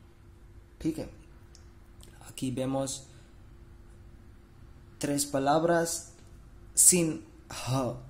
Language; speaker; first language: Spanish; non-native, fluent; Hindi